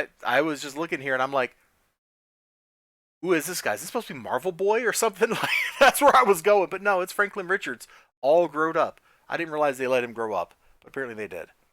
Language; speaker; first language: English; native; English